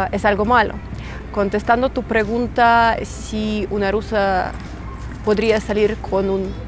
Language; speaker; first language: Spanish; non-native, fluent; Russian